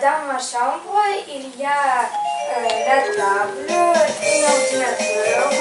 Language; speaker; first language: French; non-native, learner; Ukrainian